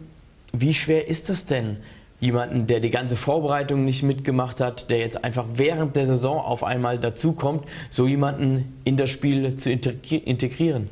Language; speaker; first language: German; native; German